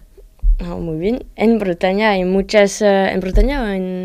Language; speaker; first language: Spanish; non-native, learner; French